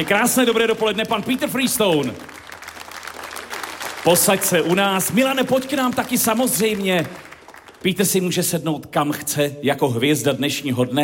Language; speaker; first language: Czech; native; Czech